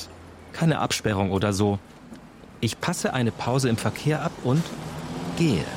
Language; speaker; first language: German; native; German